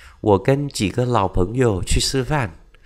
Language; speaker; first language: Chinese; non-native, fluent; Vietnamese